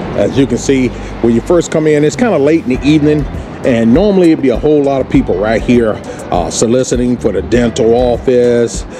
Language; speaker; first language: English; native; English